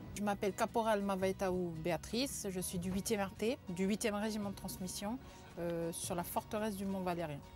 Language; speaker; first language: French; non-native, local second language; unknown